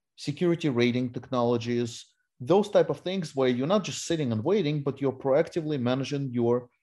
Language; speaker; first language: English; non-native, fluent; Russian